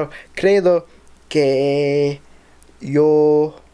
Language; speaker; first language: Spanish; non-native, learner; English